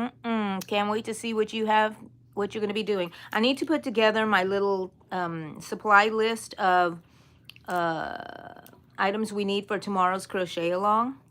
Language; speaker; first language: English; native; English